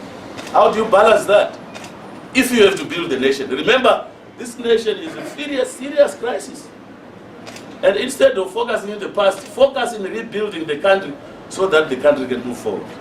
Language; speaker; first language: English; non-native, local second language; Shona